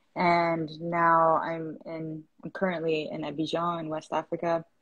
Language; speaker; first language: English; non-native, fluent; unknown